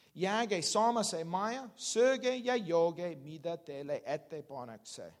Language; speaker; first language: Estonian; non-native, learner; English